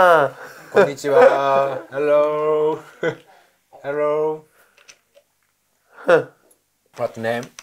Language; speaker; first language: English; non-native, learner; Japanese